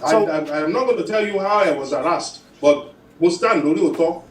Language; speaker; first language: English; non-native, local second language; Yoruba